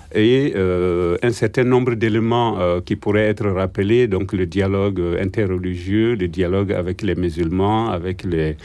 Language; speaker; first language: French; non-native, local second language; Bambara